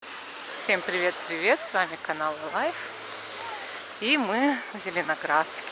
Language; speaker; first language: Russian; native; Russian